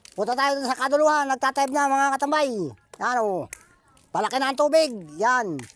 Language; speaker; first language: Filipino; native; Filipino